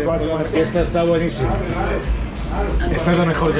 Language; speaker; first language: Spanish; native; Spanish